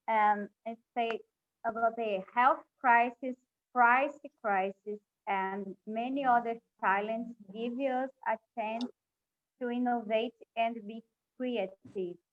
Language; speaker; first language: English; non-native, learner; Portuguese